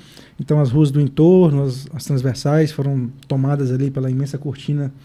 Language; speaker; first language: Portuguese; native; Portuguese